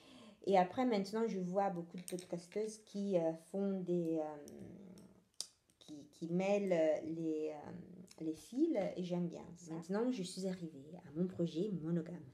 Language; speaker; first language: French; non-native, fluent; Italian